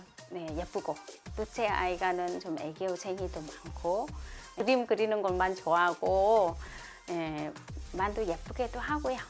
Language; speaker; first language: Korean; non-native, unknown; Vietnamese